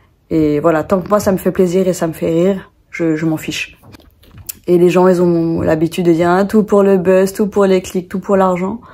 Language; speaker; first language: French; native; French